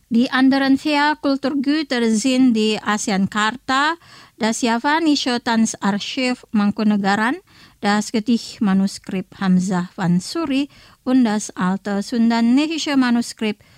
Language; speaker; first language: German; non-native, fluent; Indonesian